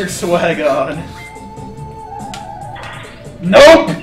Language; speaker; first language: English; native; English